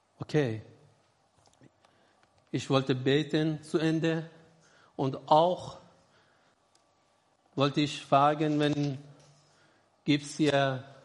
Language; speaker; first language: German; non-native, learner; Persian